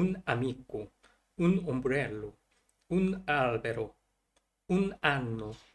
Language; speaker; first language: Italian; non-native, learner; Korean